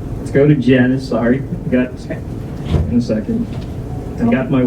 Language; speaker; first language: English; early bilingual, other home language; Cantonese